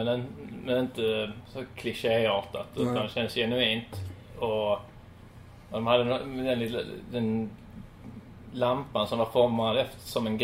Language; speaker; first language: Swedish; native; Swedish